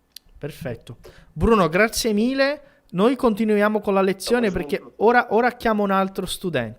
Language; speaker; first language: Italian; non-native, fluent; Portuguese